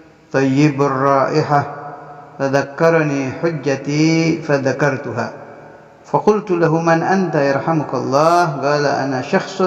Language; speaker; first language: Arabic; non-native, fluent; Indonesian